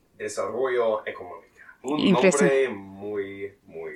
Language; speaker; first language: Spanish; non-native, learner; English